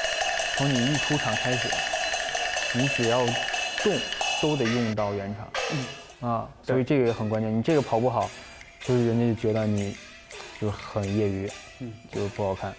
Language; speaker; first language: Chinese; native; Chinese